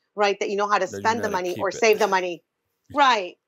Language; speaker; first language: English; native; English